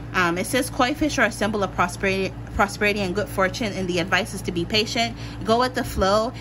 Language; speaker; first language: English; native; English